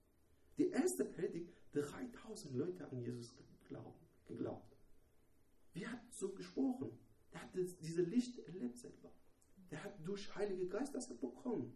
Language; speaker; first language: German; non-native, learner; Persian